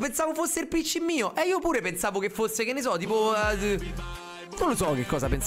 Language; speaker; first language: Italian; native; Italian